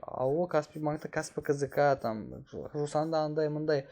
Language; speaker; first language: Russian; non-native, local second language; Kazakh